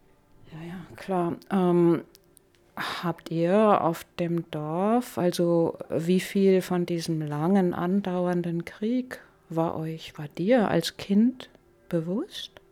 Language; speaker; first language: German; native; German